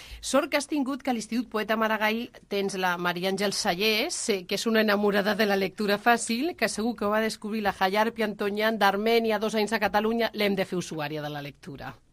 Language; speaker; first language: Catalan; native; Catalan